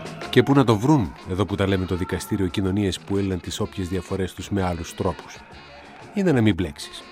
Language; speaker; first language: Greek; native; Greek